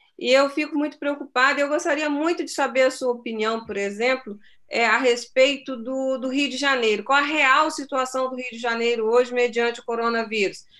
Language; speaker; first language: Portuguese; native; Portuguese